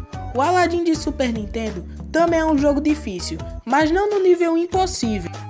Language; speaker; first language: Portuguese; native; Portuguese